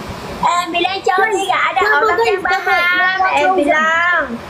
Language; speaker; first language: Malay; non-native, fluent; Vietnamese